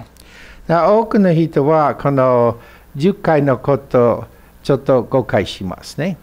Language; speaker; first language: Japanese; non-native, fluent; English